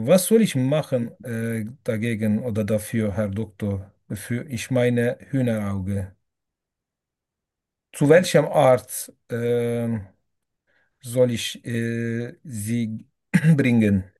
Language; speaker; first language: German; non-native, learner; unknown